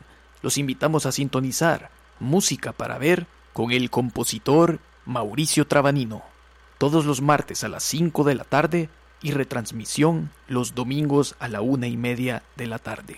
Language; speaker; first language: Spanish; native; Spanish